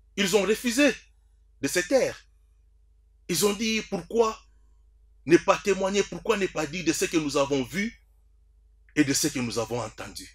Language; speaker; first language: French; non-native, local second language; Swahili